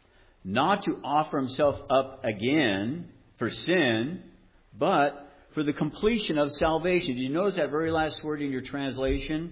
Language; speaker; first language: English; native; English